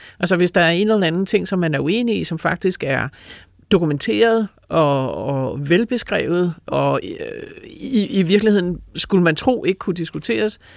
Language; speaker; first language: Danish; native; Danish